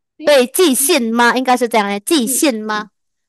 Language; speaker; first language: Chinese; non-native, fluent; Indonesian